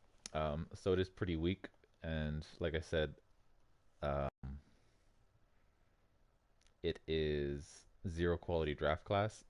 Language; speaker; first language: English; native; English